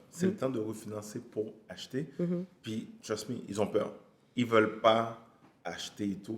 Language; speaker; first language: French; native; French